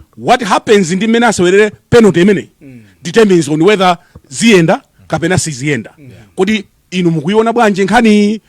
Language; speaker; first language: Nyanja; native; Nyanja